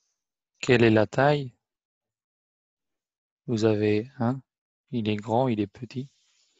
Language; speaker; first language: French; non-native, fluent; Arabic